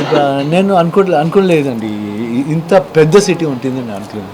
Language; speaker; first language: Telugu; non-native, learner; Kannada